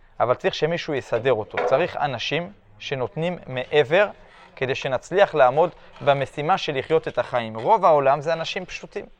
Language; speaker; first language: Hebrew; early bilingual, other home language; French